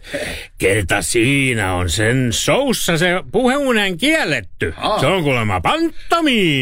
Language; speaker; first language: Finnish; native; Finnish